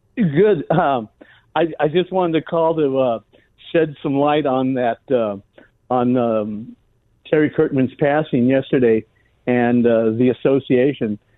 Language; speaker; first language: English; native; English